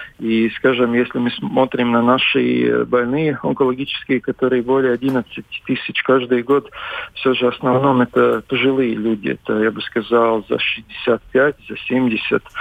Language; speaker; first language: Russian; non-native, local second language; Latvian